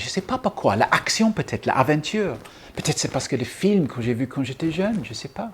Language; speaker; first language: French; non-native, fluent; English